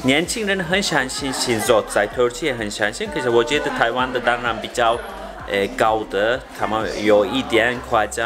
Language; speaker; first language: Chinese; non-native, learner; Turkish